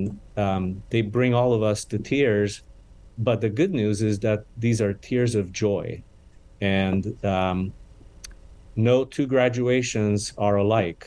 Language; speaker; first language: English; non-native, fluent; Romanian